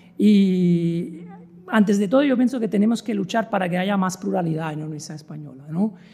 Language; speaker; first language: Spanish; non-native, fluent; Italian